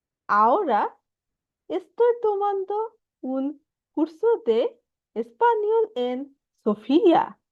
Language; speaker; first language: Spanish; non-native, learner; Bangla